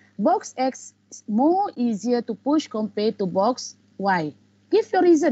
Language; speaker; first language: English; non-native, local second language; Malay